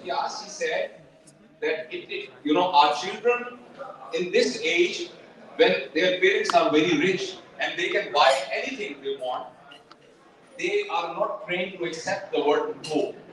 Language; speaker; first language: English; non-native, local second language; Urdu